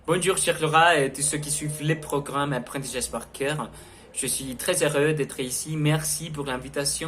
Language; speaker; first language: French; non-native, learner; Spanish